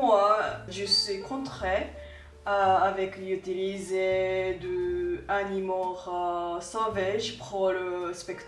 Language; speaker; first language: French; non-native, learner; Japanese